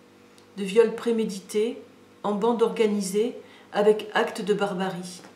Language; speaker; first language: French; native; French